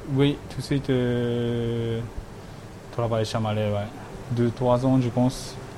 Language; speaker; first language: French; non-native, learner; Japanese